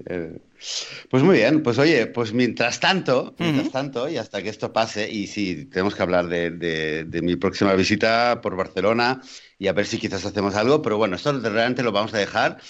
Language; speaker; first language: Spanish; native; Spanish